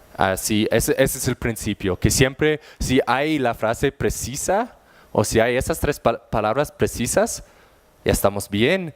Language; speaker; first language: Spanish; non-native, fluent; German